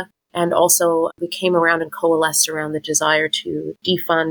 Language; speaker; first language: English; native; English